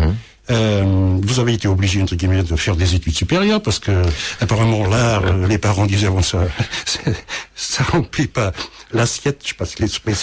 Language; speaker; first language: French; early bilingual, other home language; Portuguese